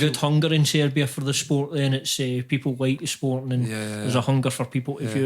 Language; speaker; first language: English; native; English